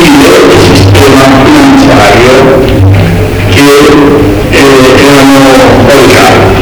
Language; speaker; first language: Italian; non-native, learner; Spanish